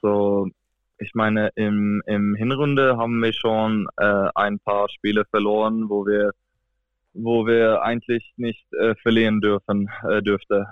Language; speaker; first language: German; non-native, fluent; Swedish